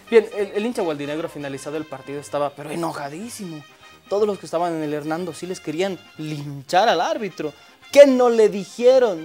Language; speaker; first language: Spanish; native; Spanish